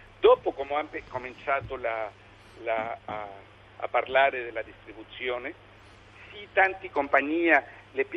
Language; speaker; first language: Italian; non-native, learner; Spanish